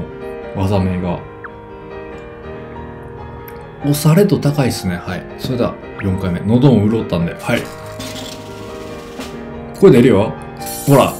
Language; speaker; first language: Japanese; native; Japanese